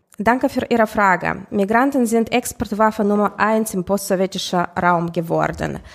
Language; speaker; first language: German; non-native, fluent; Russian